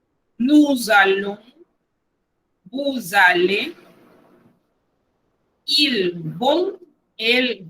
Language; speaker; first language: French; non-native, fluent; Spanish